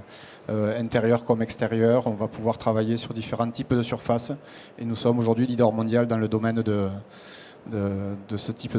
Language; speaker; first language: French; native; French